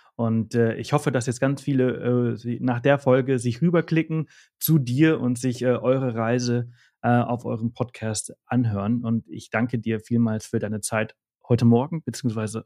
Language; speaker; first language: German; early bilingual, heritage; German